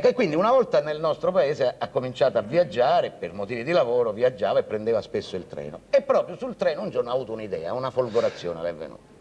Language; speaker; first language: Italian; native; Italian